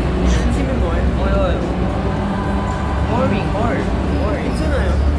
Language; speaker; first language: Korean; non-native, learner; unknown